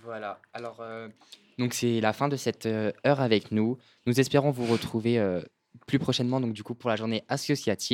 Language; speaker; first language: French; native; French